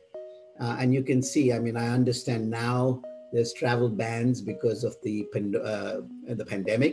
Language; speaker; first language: English; non-native, local second language; Tamil